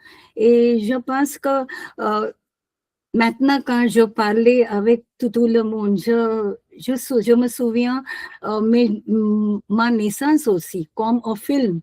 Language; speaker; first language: French; non-native, learner; Hindi